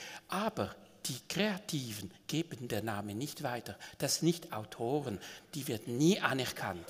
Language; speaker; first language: German; non-native, local second language; French